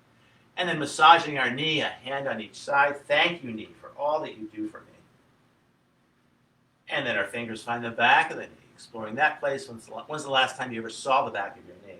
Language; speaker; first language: English; native; English